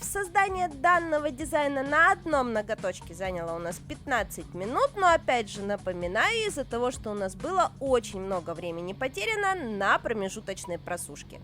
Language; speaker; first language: Russian; native; Russian